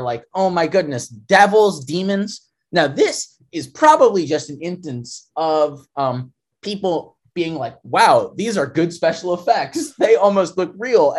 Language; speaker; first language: English; native; English